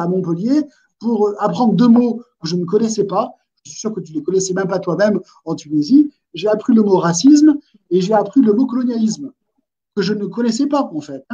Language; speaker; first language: French; native; French